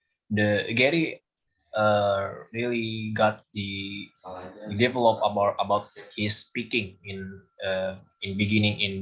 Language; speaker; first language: English; non-native, learner; Indonesian